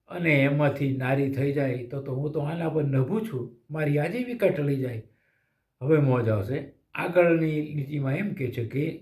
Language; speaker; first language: Gujarati; native; Gujarati